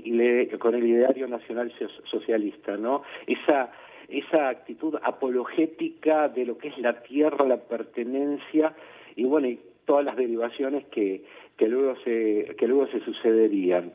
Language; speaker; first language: Spanish; native; Spanish